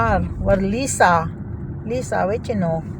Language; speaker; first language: Dutch; non-native, learner; Filipino